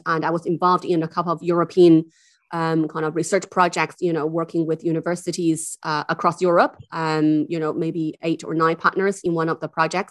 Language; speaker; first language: English; non-native, fluent; Chinese